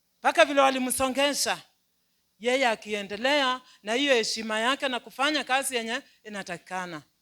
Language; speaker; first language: Swahili; non-native, local second language; Luyia